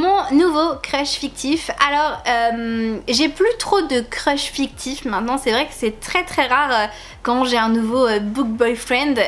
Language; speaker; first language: French; native; French